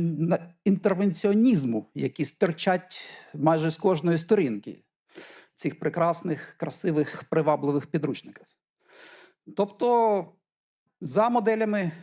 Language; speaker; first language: Ukrainian; native; Ukrainian